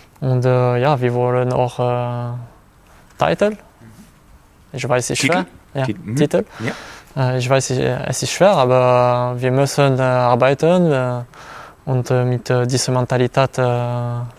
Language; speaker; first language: German; non-native, learner; French